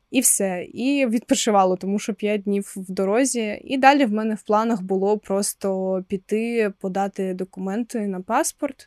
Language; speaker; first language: Ukrainian; non-native, local second language; Russian